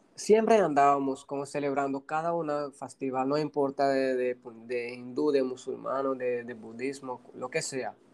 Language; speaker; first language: Spanish; non-native, fluent; Punjabi